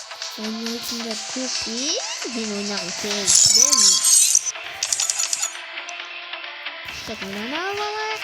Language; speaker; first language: Russian; non-native, local second language; Kazakh